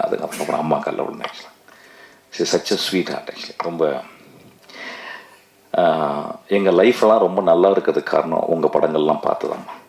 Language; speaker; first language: Tamil; native; Tamil